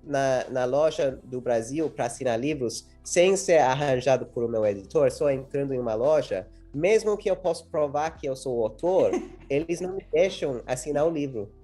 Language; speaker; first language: Portuguese; early bilingual, heritage; English